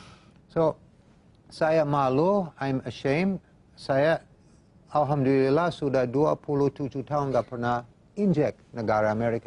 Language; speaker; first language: Indonesian; non-native, fluent; English